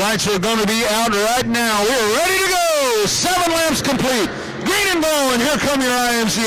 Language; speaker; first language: English; native; English